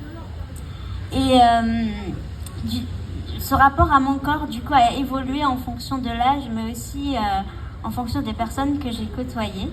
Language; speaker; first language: French; native; French